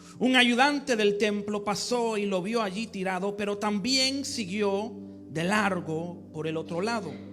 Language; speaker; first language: Spanish; early bilingual, heritage; English